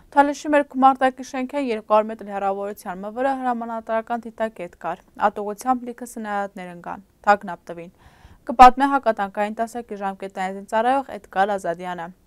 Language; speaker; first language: Armenian; early bilingual, heritage; Armenian